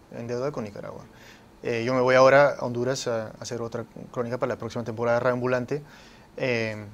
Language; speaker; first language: Spanish; early bilingual, heritage; Spanish